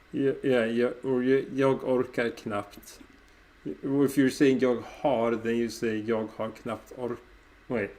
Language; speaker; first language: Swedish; non-native, learner; English